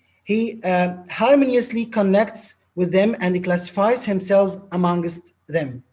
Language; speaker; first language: English; non-native, local second language; Arabic